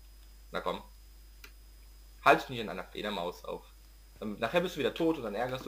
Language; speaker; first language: German; native; German